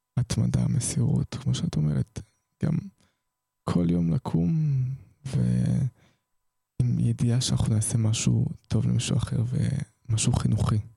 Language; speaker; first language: Hebrew; native; Hebrew